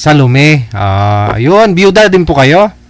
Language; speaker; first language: Filipino; native; Filipino